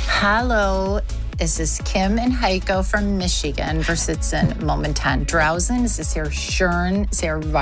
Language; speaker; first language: German; non-native, learner; English